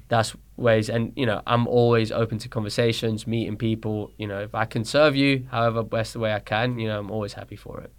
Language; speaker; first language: English; early bilingual, other home language; Spanish